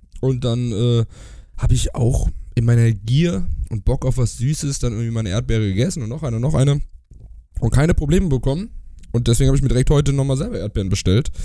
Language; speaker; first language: German; native; German